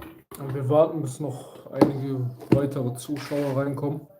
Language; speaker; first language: German; early bilingual, other home language; Kurdish